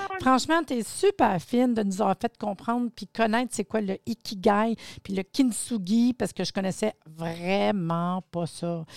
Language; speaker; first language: French; native; French